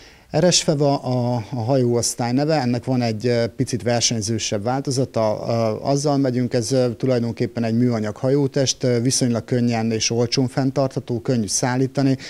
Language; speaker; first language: Hungarian; native; Hungarian